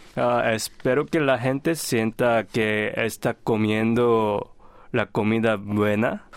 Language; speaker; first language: Spanish; non-native, fluent; Korean